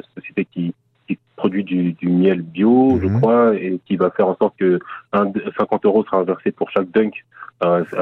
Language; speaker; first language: French; native; French